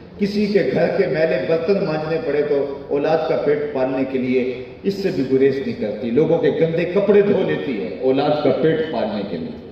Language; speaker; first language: Urdu; non-native, local second language; Punjabi